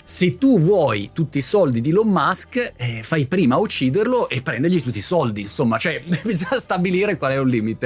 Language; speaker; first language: Italian; native; Italian